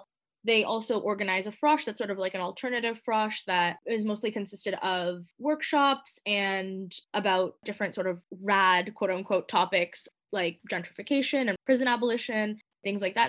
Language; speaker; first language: English; native; English